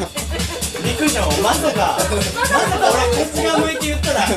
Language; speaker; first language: Japanese; native; Japanese